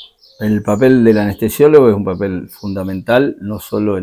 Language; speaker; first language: Spanish; native; Spanish